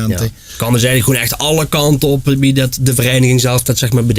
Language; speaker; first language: Dutch; native; Dutch